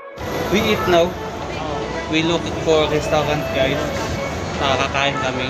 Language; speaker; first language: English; non-native, learner; Filipino